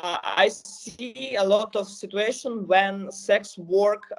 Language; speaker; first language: English; non-native, learner; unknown